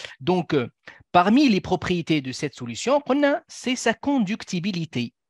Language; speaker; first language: French; non-native, local second language; Arabic